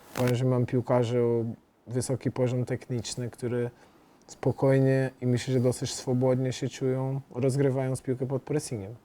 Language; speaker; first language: Polish; non-native, fluent; Portuguese